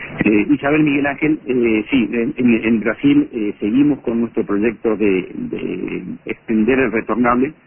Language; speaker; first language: Spanish; native; Spanish